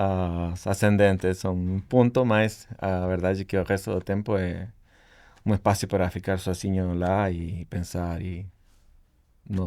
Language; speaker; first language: Portuguese; non-native, fluent; Spanish